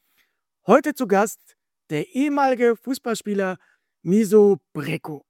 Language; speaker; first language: German; native; German